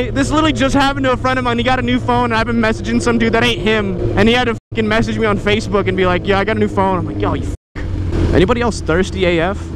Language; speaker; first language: English; native; English